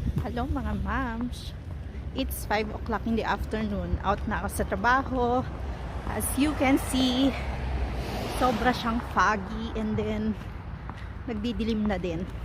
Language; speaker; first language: Filipino; native; Filipino